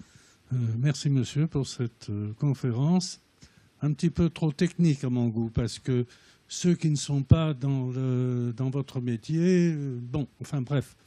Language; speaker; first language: French; native; French